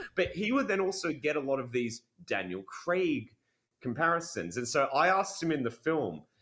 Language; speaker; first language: English; native; English